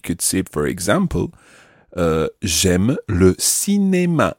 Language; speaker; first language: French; non-native, fluent; English